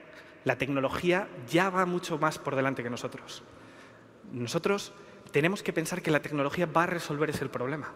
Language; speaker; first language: Spanish; native; Spanish